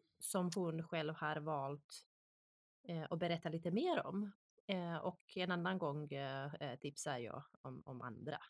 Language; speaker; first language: Swedish; early bilingual, other home language; Bosnian